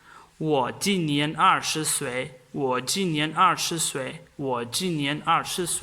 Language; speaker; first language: Chinese; non-native, fluent; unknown